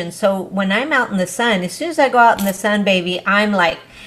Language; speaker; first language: English; early bilingual, other home language; Spanish